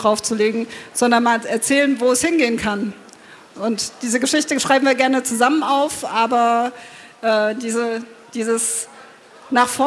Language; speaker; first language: German; native; German